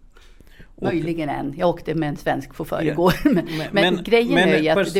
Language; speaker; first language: Swedish; native; Swedish